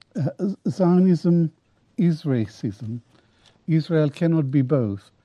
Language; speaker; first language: English; non-native, fluent; Arabic